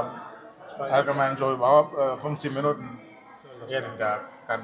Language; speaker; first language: German; non-native, fluent; Tamil